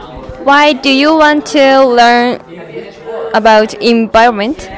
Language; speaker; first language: English; non-native, learner; Japanese